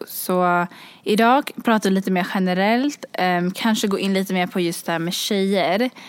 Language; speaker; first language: Swedish; early bilingual, other home language; Kurdish